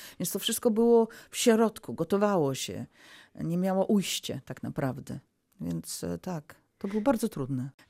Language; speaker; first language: Polish; early bilingual, heritage; Polish